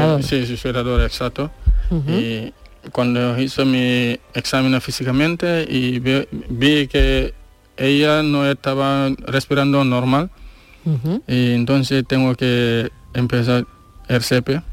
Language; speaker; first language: Spanish; non-native, learner; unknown